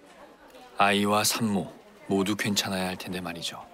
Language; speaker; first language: Korean; native; Korean